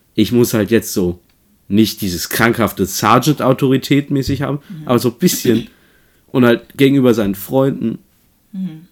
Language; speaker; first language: German; native; German